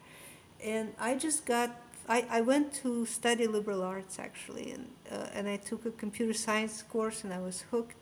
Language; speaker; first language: English; non-native, fluent; Russian